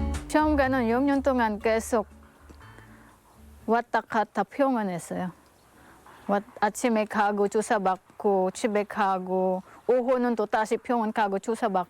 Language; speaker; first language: Korean; non-native, learner; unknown